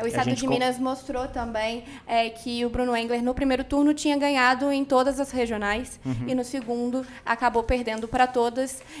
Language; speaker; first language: Portuguese; native; Portuguese